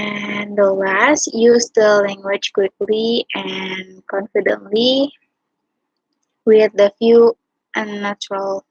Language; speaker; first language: English; non-native, learner; Indonesian